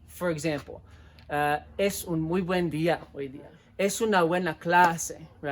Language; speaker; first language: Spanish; non-native, fluent; English